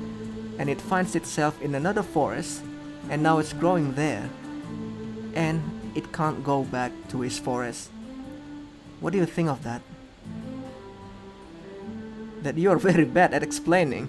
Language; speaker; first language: English; non-native, fluent; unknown